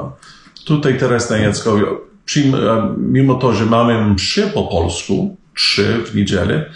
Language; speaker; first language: Polish; early bilingual, heritage; Polish